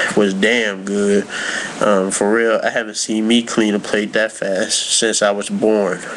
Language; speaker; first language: English; native; English